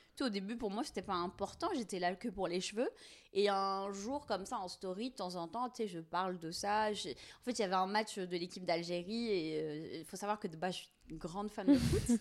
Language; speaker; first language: French; non-native, local second language; Kabyle